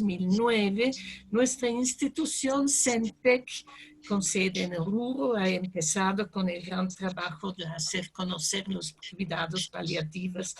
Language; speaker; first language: Spanish; non-native, fluent; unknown